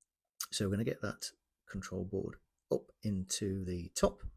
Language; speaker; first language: English; native; English